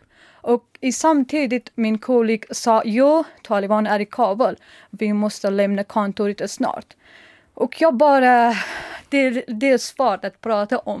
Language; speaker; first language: Swedish; non-native, learner; Persian